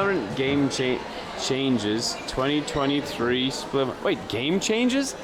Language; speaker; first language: English; native; English